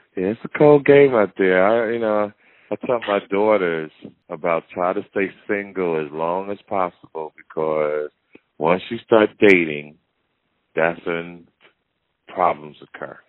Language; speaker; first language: English; native; English